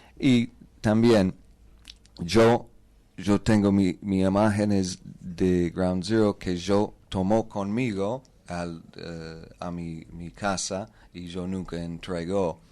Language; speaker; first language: Spanish; non-native, learner; English